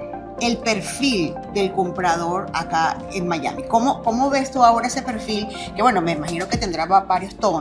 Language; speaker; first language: Spanish; native; Spanish